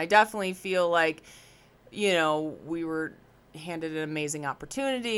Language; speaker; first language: English; native; English